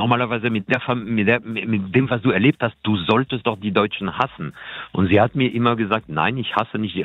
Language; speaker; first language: German; non-native, fluent; French